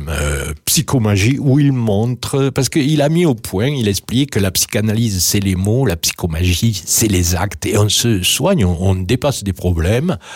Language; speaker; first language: French; native; French